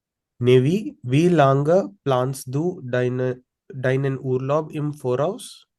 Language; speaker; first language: German; non-native, learner; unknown